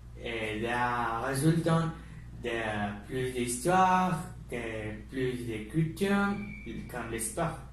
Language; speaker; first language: French; non-native, learner; Spanish